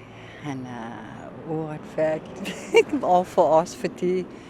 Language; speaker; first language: Danish; non-native, local second language; Kalaallisut